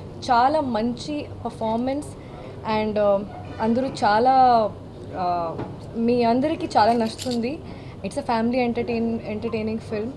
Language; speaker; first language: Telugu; non-native, fluent; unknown